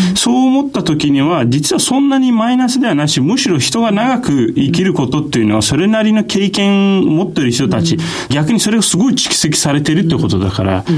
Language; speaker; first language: Japanese; non-native, fluent; Turkish